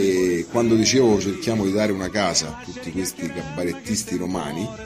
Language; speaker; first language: Italian; native; Italian